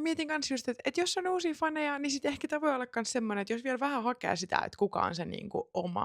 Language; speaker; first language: Finnish; native; Finnish